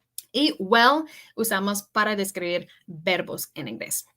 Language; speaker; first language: Spanish; early bilingual, heritage; English